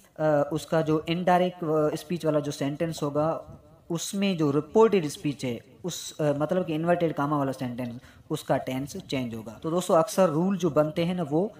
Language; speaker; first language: Urdu; non-native, local second language; Sindhi